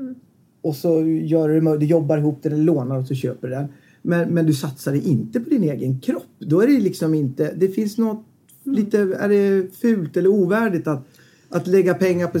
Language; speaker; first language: Swedish; native; Swedish